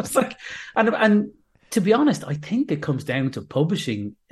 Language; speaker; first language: English; native; English